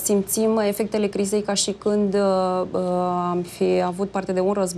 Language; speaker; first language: Romanian; non-native, fluent; Italian